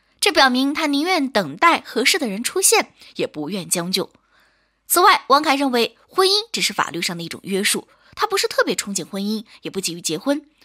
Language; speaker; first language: Chinese; native; Chinese